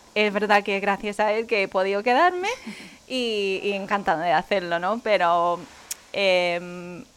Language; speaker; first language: Spanish; non-native, fluent; English